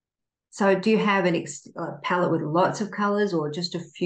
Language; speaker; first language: English; native; English